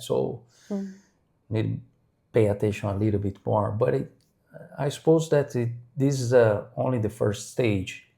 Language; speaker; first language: English; non-native, fluent; Portuguese